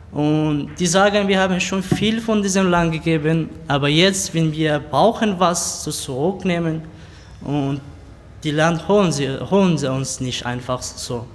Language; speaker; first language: German; non-native, learner; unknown